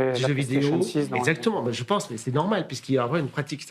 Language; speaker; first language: French; native; French